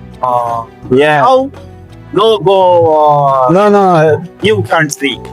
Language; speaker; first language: English; non-native, learner; Bangla